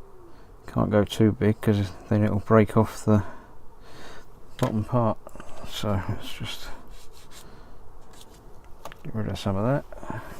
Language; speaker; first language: English; native; English